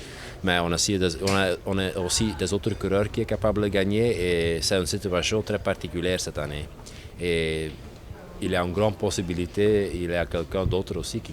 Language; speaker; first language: French; non-native, learner; Dutch